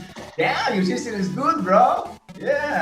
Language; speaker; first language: English; non-native, fluent; Spanish